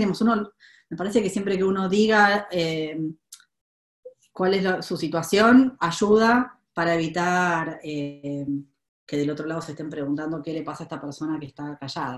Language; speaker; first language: Spanish; native; Spanish